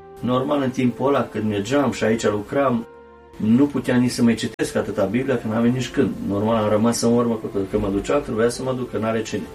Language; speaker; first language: Romanian; early bilingual, heritage; Romanian